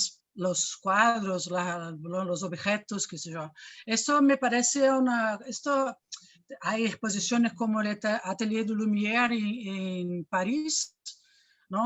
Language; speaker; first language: Spanish; non-native, fluent; Portuguese